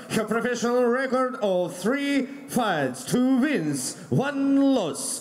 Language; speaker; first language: English; non-native, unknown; Russian